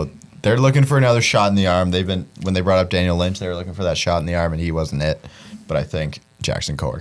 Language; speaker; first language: English; native; English